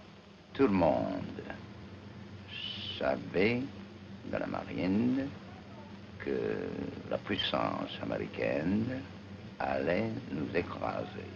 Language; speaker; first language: French; non-native, fluent; Japanese